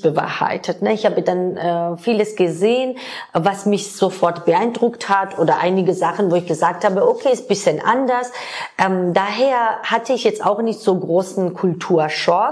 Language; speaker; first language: German; non-native, fluent; Georgian